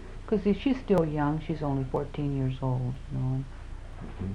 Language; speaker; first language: English; early bilingual, other home language; Finnish